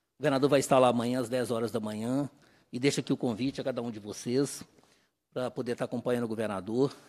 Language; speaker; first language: Portuguese; native; Portuguese